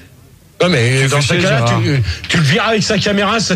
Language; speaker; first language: French; native; French